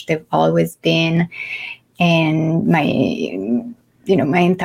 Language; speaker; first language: English; non-native, fluent; Italian